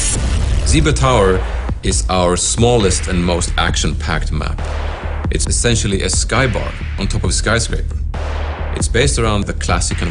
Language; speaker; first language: English; non-native, fluent; Swedish